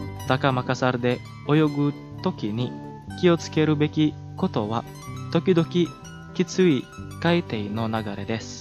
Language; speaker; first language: Japanese; non-native, fluent; Indonesian